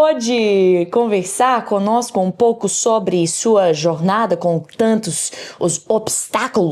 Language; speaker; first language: Portuguese; non-native, learner; English